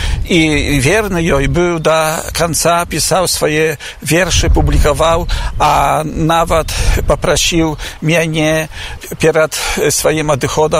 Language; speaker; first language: Belarusian; early bilingual, heritage; Belarusian